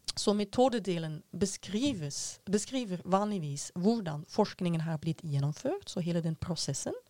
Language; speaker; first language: Norwegian; non-native, fluent; Dutch